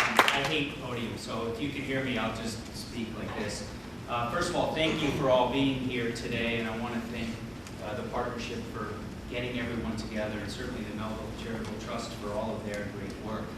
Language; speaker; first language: English; native; English